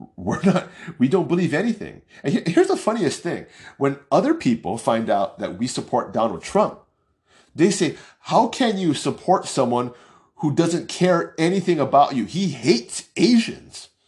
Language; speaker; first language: English; early bilingual, other home language; Chinese